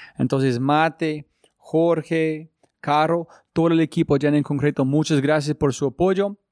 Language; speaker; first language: Spanish; non-native, learner; English